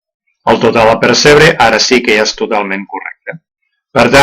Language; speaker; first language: Catalan; native; Catalan